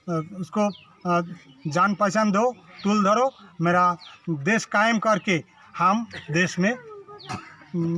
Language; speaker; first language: Hindi; non-native, local second language; Bangla